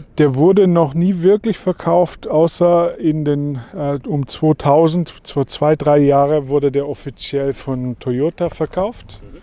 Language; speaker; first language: German; non-native, fluent; Portuguese